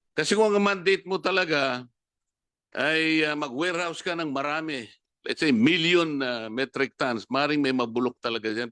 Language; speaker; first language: Filipino; non-native, local second language; Pampanga